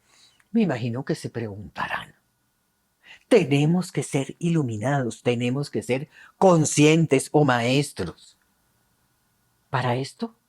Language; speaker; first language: Spanish; native; Spanish